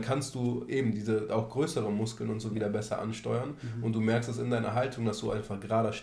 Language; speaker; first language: German; native; German